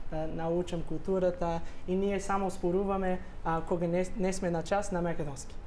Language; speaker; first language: Macedonian; non-native, learner; English